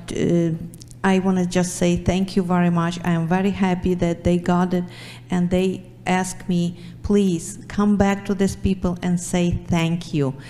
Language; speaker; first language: English; non-native, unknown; Ukrainian